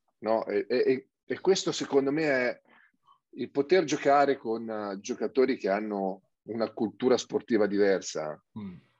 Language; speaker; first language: Italian; native; Italian